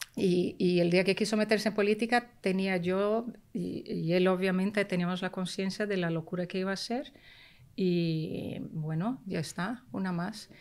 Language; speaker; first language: Spanish; early bilingual, heritage; Spanish